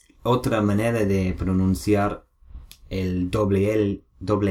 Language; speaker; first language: Spanish; non-native, learner; English